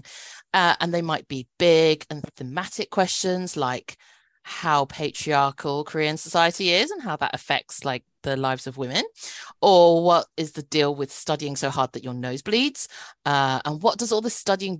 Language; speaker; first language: English; non-native, local second language; Cantonese